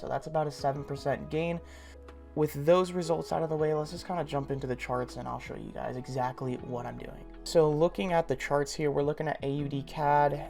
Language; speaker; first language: English; native; English